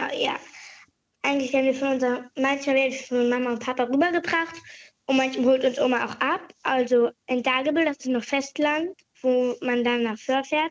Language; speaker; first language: German; native; German